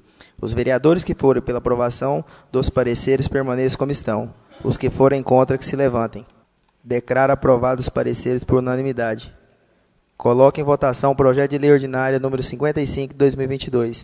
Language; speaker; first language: Portuguese; native; Portuguese